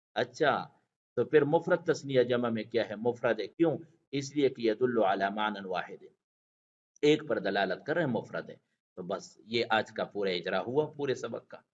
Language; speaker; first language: Urdu; non-native, local second language; Pashto